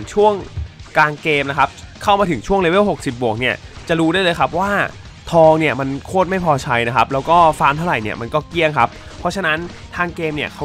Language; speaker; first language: Thai; native; Thai